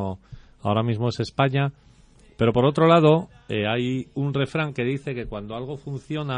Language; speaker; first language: Spanish; native; Spanish